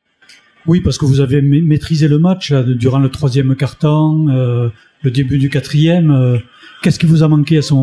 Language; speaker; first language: French; native; French